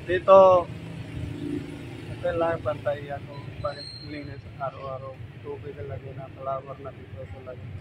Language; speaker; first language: Filipino; non-native, learner; Punjabi